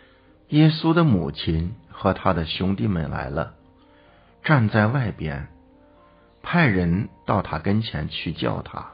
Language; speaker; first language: Chinese; native; Chinese